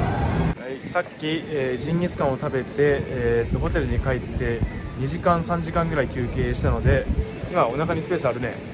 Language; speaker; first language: Japanese; native; Japanese